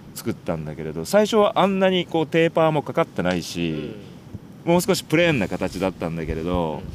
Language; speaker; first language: Japanese; native; Japanese